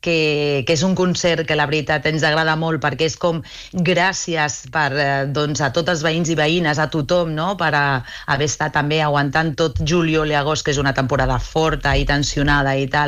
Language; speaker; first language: Catalan; native; Catalan